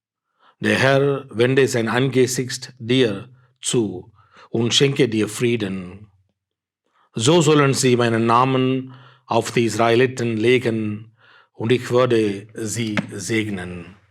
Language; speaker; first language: German; non-native, fluent; Tamil